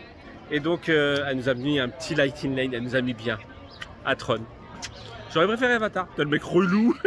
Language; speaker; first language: French; native; French